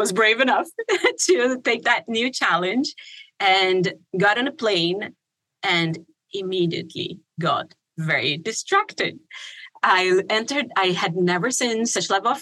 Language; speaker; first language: English; non-native, fluent; Portuguese